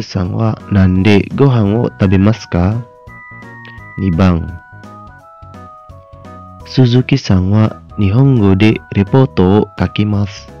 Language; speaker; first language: Japanese; non-native, fluent; Indonesian